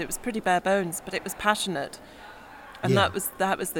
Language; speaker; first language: English; native; English